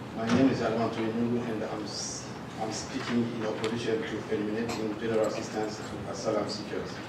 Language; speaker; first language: English; non-native, learner; Rundi